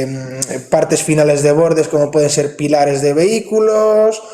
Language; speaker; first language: Spanish; native; Spanish